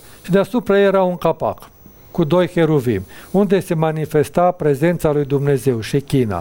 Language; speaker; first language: Romanian; native; Romanian